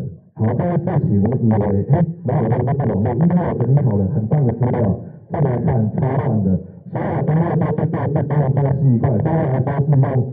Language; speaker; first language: Chinese; native; Chinese